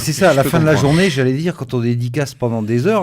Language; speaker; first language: French; native; French